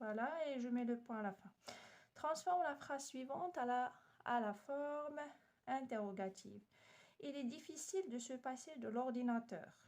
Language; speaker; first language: French; non-native, local second language; Arabic